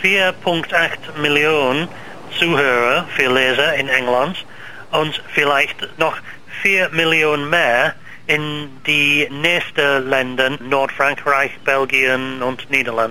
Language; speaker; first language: German; non-native, learner; English